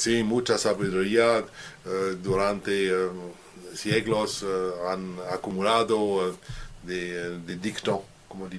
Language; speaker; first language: Spanish; non-native, learner; French